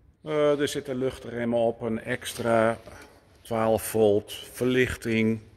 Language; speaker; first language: Dutch; native; Dutch